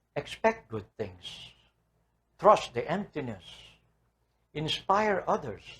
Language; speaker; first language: English; non-native, local second language; Filipino